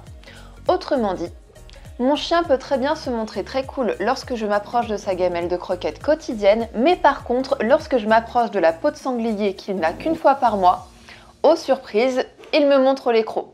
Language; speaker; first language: French; native; French